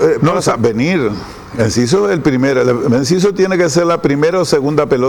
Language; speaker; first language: Spanish; native; Spanish